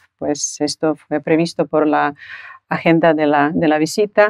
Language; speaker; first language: Spanish; non-native, fluent; Ukrainian